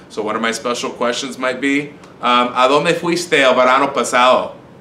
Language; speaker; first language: Spanish; non-native, fluent; English